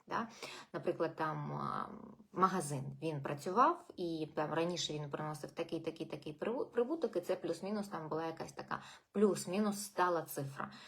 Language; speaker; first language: Ukrainian; non-native, local second language; Russian